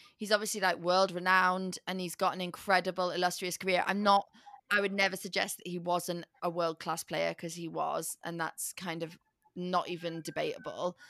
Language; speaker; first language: English; native; English